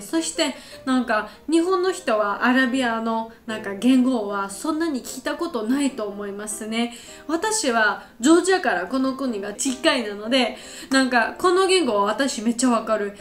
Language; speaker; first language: Japanese; non-native, learner; Georgian